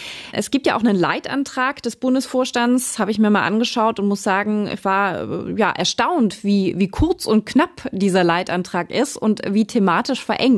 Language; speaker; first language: German; native; German